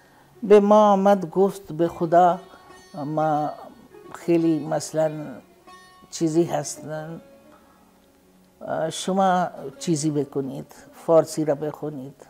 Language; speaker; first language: Persian; non-native, fluent; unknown